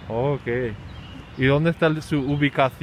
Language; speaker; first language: Spanish; non-native, learner; English